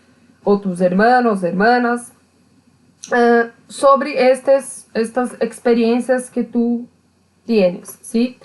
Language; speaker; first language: Spanish; non-native, learner; Portuguese